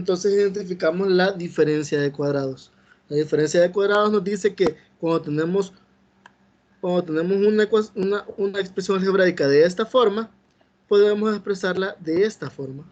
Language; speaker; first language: Spanish; native; Spanish